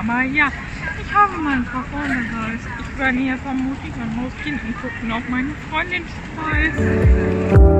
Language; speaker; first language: German; native; German